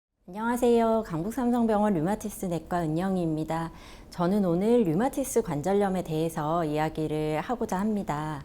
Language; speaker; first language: Korean; native; Korean